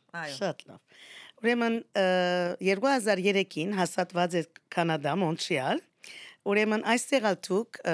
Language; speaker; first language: Armenian; early bilingual, heritage; Armenian